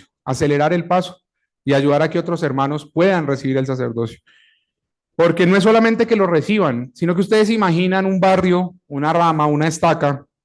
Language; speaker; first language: Spanish; native; Spanish